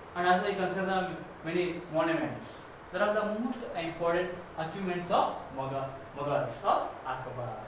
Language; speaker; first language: English; non-native, local second language; Kannada